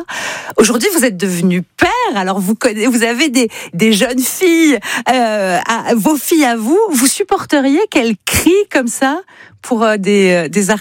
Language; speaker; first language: French; native; French